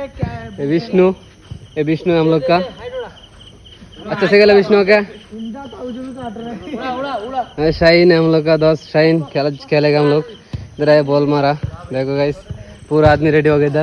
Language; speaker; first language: Hindi; non-native, learner; Bangla